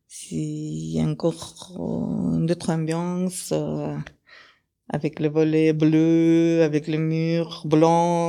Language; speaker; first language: French; non-native, fluent; Kyrgyz